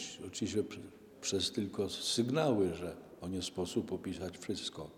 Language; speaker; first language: Polish; native; Polish